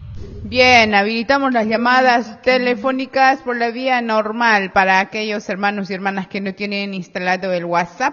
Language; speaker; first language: Spanish; native; Spanish